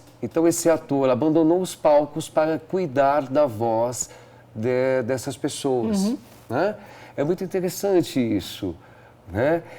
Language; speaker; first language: Portuguese; native; Portuguese